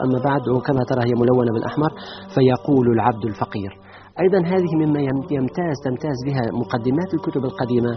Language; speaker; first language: Arabic; native; Arabic